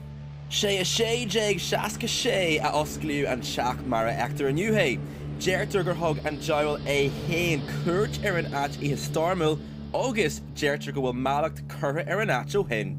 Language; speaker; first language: Irish; non-native, local second language; English